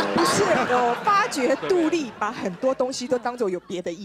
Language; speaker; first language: Chinese; native; Chinese